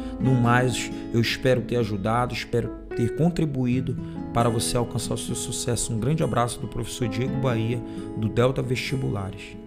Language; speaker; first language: Portuguese; native; Portuguese